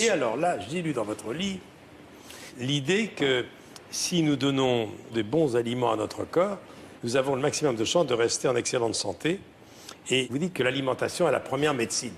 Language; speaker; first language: French; native; French